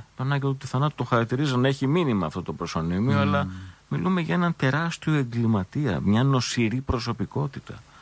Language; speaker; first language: Greek; native; Greek